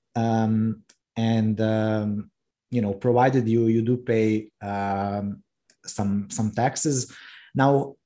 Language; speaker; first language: English; non-native, fluent; Croatian